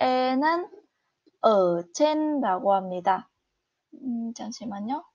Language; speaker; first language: Korean; non-native, fluent; Vietnamese